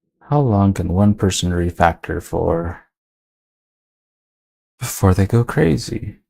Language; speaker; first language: English; native; English